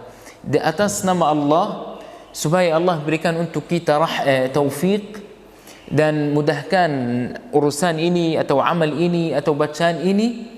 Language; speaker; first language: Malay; non-native, fluent; Arabic